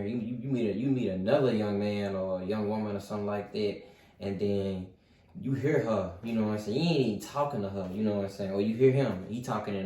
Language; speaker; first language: English; native; English